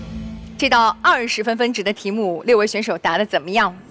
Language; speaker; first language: Chinese; native; Chinese